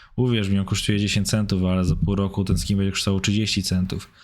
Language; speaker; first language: Polish; early bilingual, heritage; German